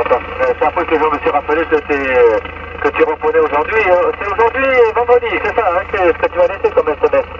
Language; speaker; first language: French; native; French